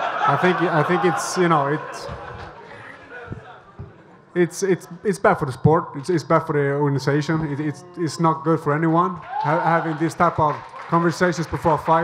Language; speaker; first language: English; non-native, fluent; Swedish